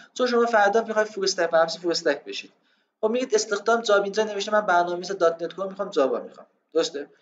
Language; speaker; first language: Persian; non-native, local second language; Azerbaijani